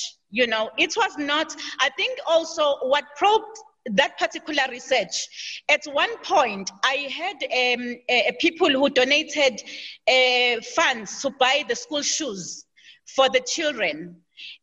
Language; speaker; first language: English; non-native, local second language; Zulu